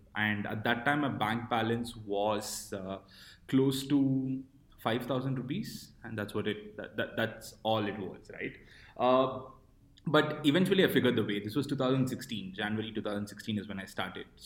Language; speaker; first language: English; non-native, local second language; Tamil